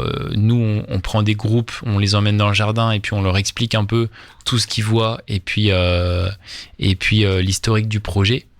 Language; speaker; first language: French; native; French